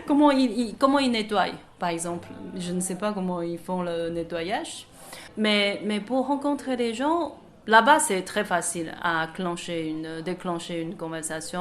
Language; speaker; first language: French; non-native, fluent; Chinese